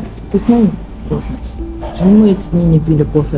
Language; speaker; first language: Russian; native; Russian